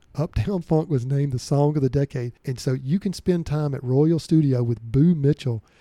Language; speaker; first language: English; native; English